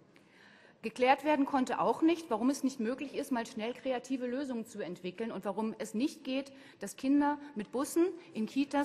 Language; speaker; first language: German; native; German